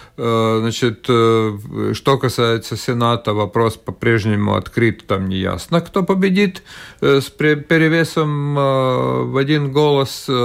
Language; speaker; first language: Russian; non-native, local second language; Latvian